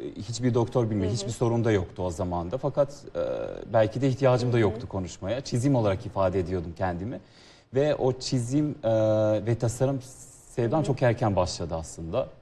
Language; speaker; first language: Turkish; non-native, learner; Serbian